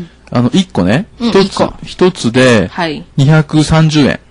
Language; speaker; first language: Japanese; native; Japanese